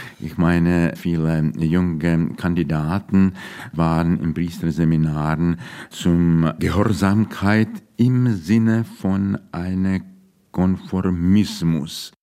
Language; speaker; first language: German; non-native, fluent; Czech